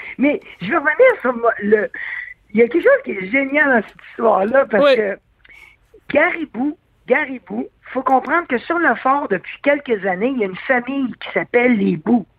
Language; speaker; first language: French; native; French